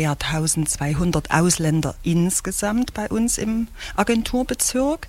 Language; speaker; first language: German; native; German